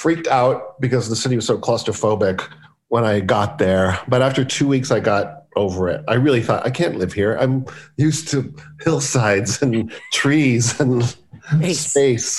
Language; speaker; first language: English; native; English